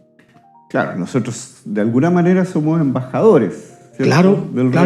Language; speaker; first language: Spanish; native; Spanish